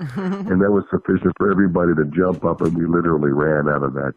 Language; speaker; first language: English; native; English